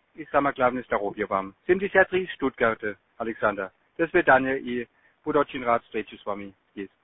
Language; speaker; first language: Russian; non-native, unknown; German